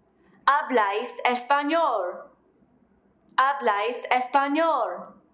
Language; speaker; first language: Spanish; non-native, fluent; English